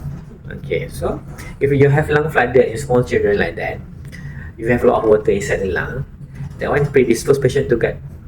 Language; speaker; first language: English; non-native, local second language; Malay